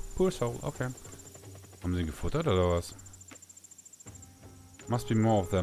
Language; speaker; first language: German; native; German